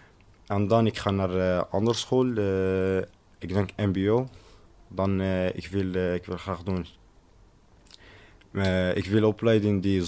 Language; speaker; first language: Dutch; non-native, learner; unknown